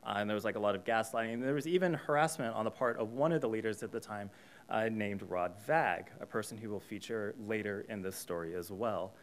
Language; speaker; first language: English; native; English